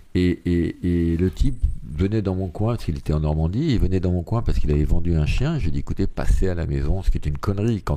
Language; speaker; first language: French; native; French